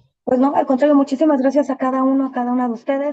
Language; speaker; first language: Spanish; native; Spanish